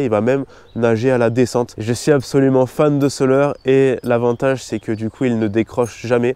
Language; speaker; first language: French; native; French